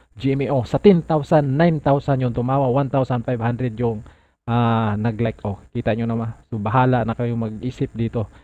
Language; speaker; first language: Filipino; non-native, local second language; Cebuano